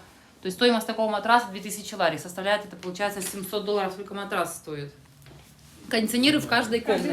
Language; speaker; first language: Russian; native; Russian